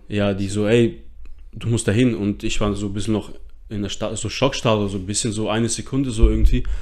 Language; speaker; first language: German; early bilingual, other home language; Russian